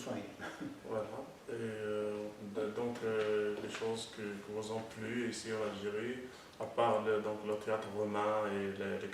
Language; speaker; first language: French; non-native, local second language; Arabic